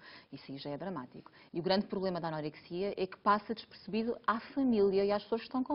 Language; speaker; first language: Portuguese; native; Portuguese